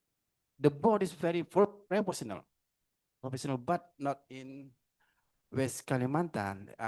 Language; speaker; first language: English; non-native, learner; Indonesian